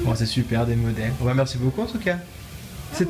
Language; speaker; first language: French; native; French